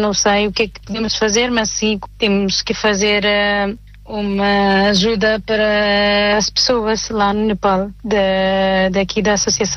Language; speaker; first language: Portuguese; non-native, fluent; Nepali